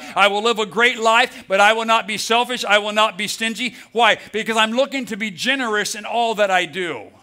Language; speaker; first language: English; native; English